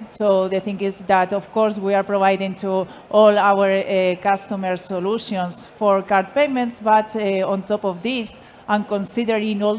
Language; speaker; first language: English; non-native, fluent; Spanish